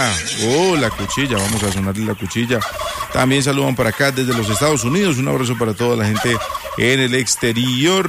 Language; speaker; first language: Spanish; native; Spanish